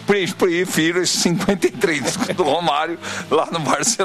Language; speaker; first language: Portuguese; native; Portuguese